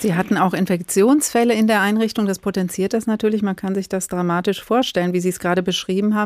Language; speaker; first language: German; native; German